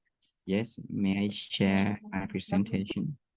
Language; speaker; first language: English; non-native, fluent; Thai